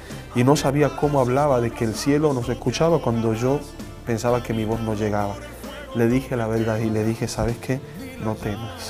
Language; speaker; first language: Spanish; native; Spanish